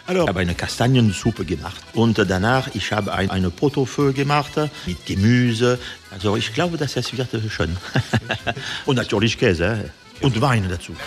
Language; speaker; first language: German; non-native, fluent; French